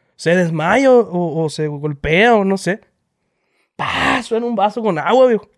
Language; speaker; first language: Spanish; native; Spanish